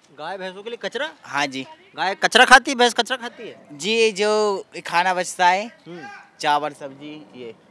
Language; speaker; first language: Hindi; native; Hindi